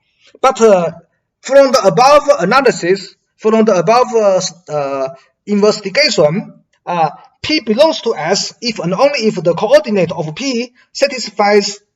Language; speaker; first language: English; non-native, fluent; Chinese